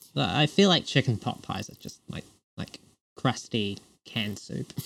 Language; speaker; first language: English; non-native, local second language; Cantonese